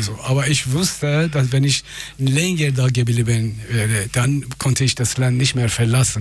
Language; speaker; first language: German; non-native, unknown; Persian